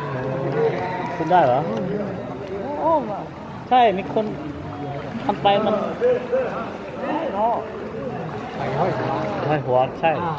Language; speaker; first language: Thai; non-native, learner; Hmong